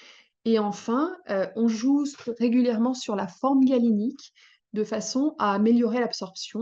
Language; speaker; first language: French; native; French